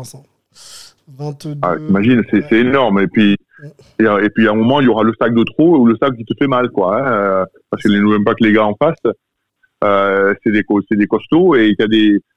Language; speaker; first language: French; native; French